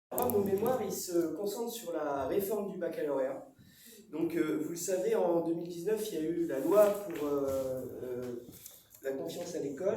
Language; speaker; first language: French; native; French